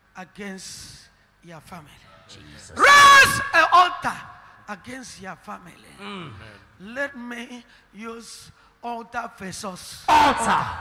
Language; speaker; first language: English; non-native, local second language; Ibibio